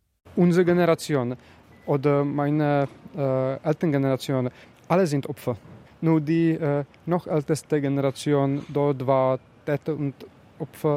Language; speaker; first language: German; non-native, learner; Czech